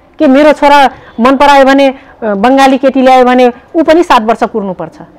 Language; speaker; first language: Nepali; non-native, local second language; Rana Tharu